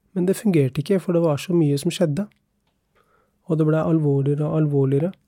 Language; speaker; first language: Norwegian; early bilingual, other home language; Urdu